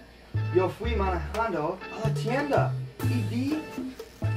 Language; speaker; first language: Spanish; non-native, learner; English